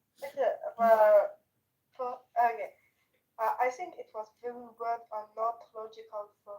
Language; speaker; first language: English; non-native, learner; French